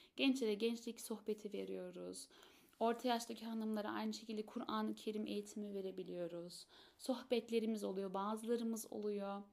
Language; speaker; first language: Turkish; early bilingual, heritage; Turkish